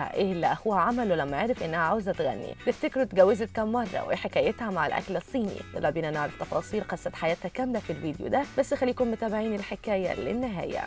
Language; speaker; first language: Arabic; native; Arabic